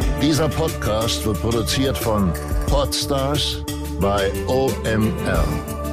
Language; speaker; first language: German; native; German